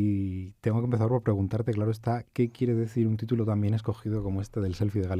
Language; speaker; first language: Spanish; native; Spanish